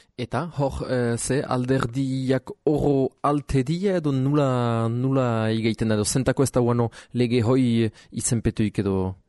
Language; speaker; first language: Basque; native; Basque